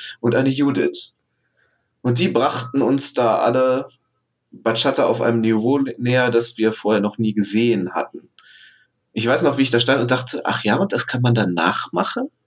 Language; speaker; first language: German; native; German